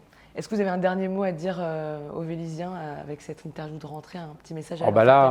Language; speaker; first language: French; native; French